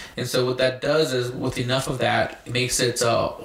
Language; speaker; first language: English; native; English